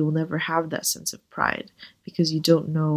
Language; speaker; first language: English; native; English